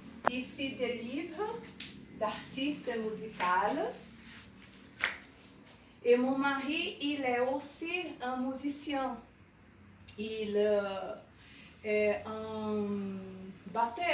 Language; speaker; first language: French; non-native, learner; Portuguese